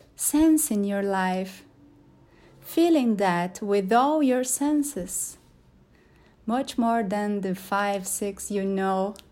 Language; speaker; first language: English; non-native, fluent; Portuguese